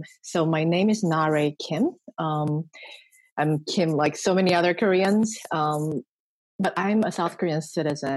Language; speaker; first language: English; non-native, fluent; Korean